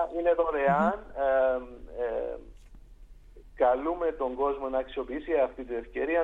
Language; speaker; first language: Greek; native; Greek